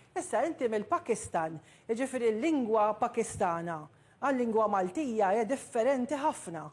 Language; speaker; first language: Maltese; native; Maltese